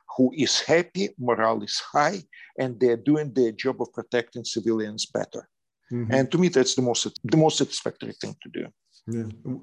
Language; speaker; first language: English; non-native, fluent; Ukrainian